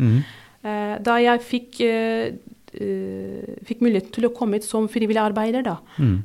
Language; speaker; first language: Norwegian; non-native, fluent; Turkish